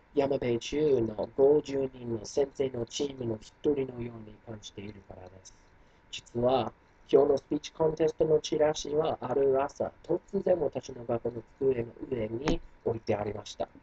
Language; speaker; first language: Japanese; non-native, fluent; English